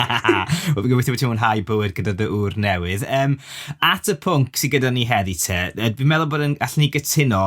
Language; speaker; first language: Welsh; native; Welsh